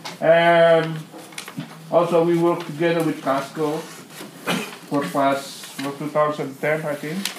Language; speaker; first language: English; non-native, learner; Indonesian